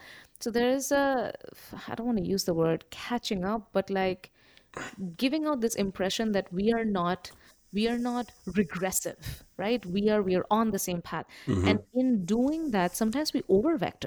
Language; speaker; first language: English; non-native, local second language; Bangla